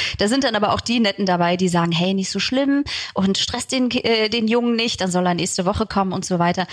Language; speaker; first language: German; early bilingual, other home language; Turkish